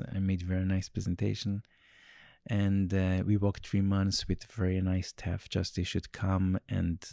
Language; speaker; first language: English; non-native, learner; Yiddish